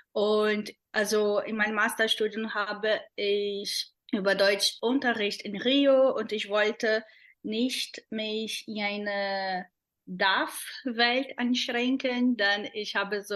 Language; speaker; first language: German; non-native, fluent; Portuguese